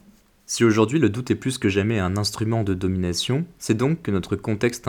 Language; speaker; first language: French; native; French